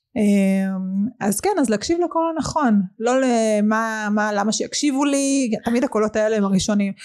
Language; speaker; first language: Hebrew; early bilingual, other home language; Arabic